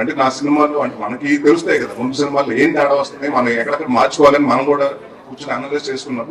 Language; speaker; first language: Telugu; native; Telugu